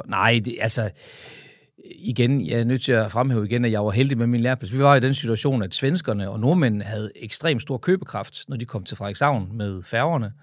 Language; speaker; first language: Danish; native; Danish